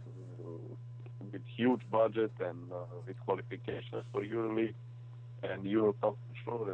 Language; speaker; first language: English; non-native, fluent; Slovenian